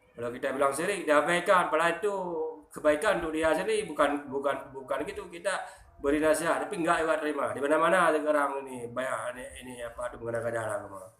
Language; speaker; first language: Malay; non-native, local second language; Achinese